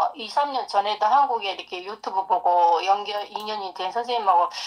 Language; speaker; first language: Korean; native; Korean